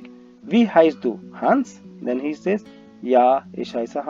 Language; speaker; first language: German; non-native, learner; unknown